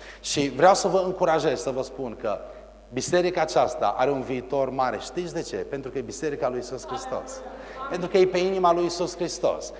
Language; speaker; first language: Romanian; early bilingual, heritage; Romanian